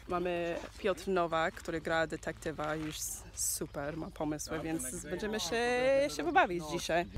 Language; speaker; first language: Polish; non-native, fluent; English